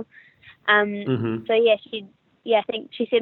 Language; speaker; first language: English; native; English